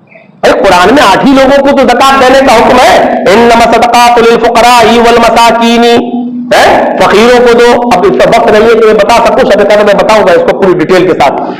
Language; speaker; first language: Urdu; native; Urdu